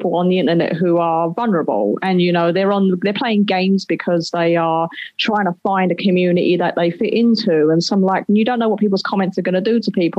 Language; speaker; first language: English; native; English